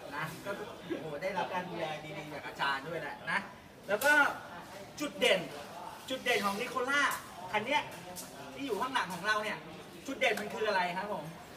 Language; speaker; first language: Thai; native; Thai